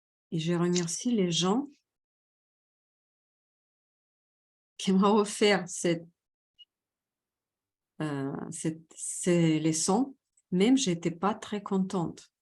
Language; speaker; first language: French; non-native, fluent; Russian